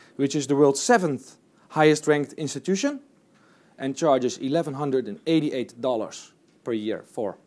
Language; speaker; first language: English; non-native, fluent; Dutch